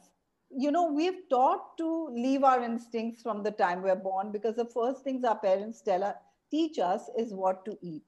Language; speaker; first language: English; non-native, local second language; Hindi